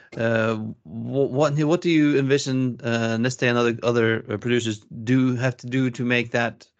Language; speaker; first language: English; non-native, fluent; Norwegian